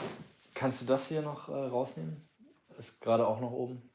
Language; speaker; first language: German; native; German